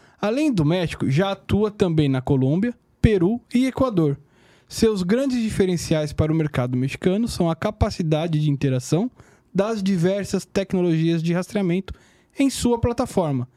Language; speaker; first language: Portuguese; native; Portuguese